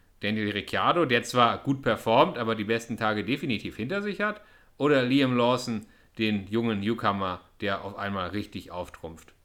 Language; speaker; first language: German; native; German